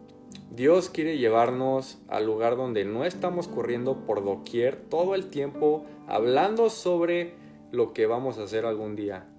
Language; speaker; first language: Spanish; native; Spanish